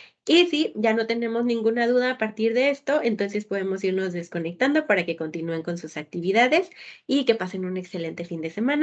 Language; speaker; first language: Spanish; native; Spanish